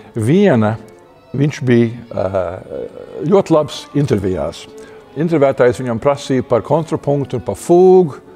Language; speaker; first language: Latvian; early bilingual, heritage; Latvian